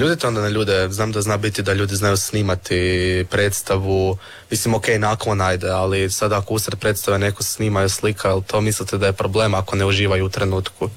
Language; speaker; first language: Serbian; native; Serbian